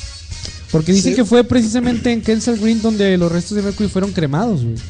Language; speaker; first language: Spanish; native; Spanish